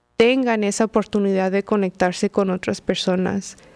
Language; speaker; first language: Spanish; early bilingual, heritage; Spanish